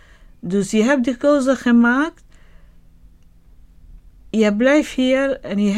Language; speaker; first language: Dutch; non-native, learner; Arabic